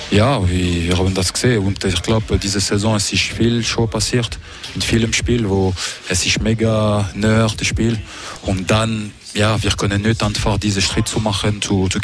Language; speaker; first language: German; non-native, local second language; French